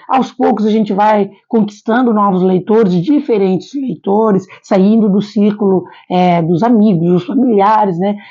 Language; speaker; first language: Portuguese; non-native, local second language; Kabuverdianu